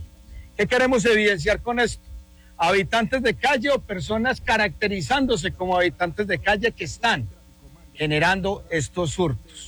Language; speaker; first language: Spanish; native; Spanish